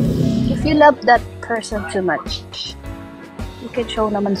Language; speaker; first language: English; non-native, local second language; Filipino